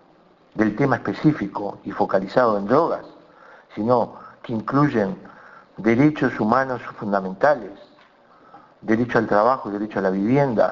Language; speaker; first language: Spanish; native; Spanish